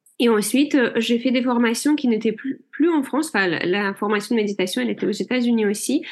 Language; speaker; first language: French; non-native, fluent; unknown